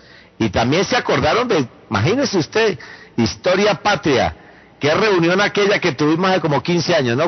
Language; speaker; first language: Spanish; native; Spanish